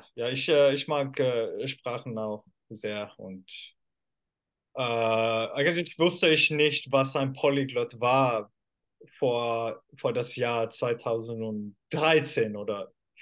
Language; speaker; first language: German; non-native, fluent; Finnish